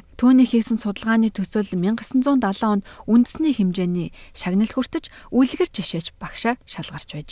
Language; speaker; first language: Mongolian; native; Mongolian